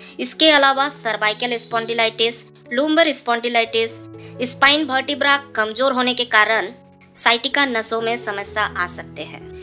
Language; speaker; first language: Hindi; native; Hindi